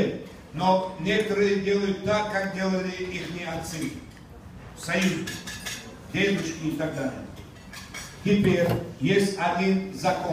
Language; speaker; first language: Russian; non-native, local second language; Tajik